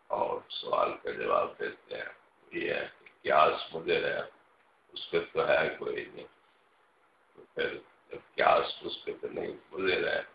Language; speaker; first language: Urdu; non-native, local second language; Punjabi